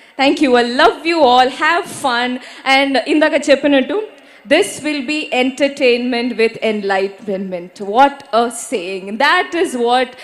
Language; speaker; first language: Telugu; non-native, learner; Malayalam